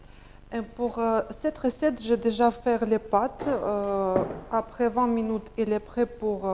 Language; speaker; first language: French; non-native, learner; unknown